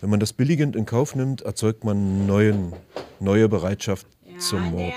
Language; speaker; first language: German; native; German